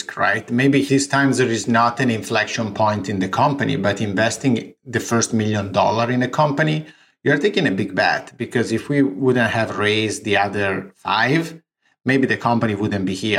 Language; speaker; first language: English; non-native, fluent; Italian